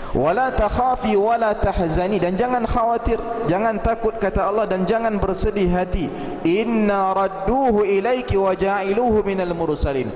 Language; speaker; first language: Malay; native; Malay